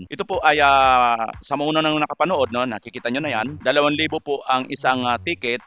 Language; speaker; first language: Filipino; native; Filipino